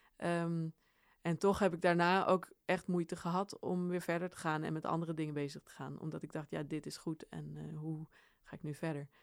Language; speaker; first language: Dutch; early bilingual, other home language; Swedish